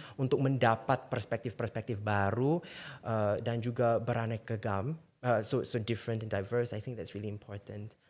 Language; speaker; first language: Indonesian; non-native, fluent; English